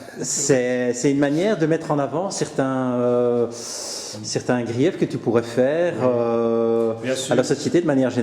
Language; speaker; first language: French; native; French